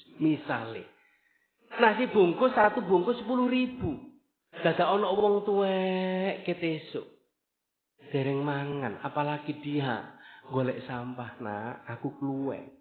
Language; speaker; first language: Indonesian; non-native, local second language; Javanese